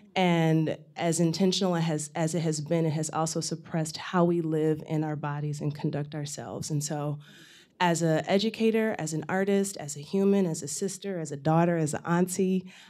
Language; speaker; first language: English; native; English